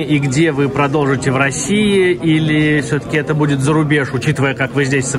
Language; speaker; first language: Russian; native; Russian